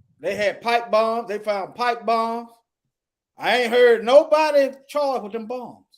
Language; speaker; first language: English; native; English